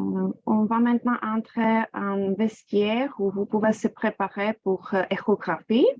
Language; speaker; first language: French; non-native, fluent; Czech